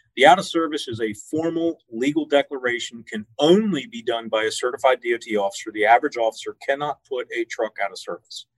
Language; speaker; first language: English; native; English